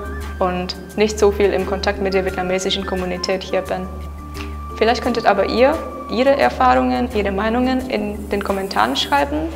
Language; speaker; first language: German; non-native, fluent; Czech